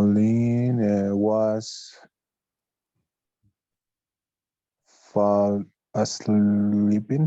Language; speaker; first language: English; non-native, learner; Spanish